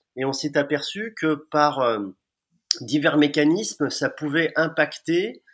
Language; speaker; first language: French; native; French